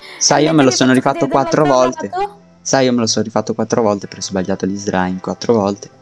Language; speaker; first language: Italian; native; Italian